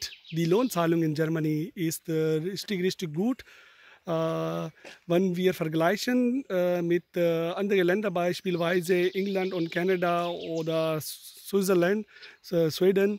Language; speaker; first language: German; non-native, learner; Urdu